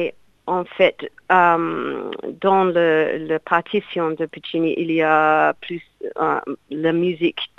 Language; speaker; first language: French; non-native, learner; English